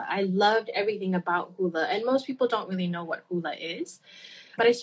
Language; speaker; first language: English; native; English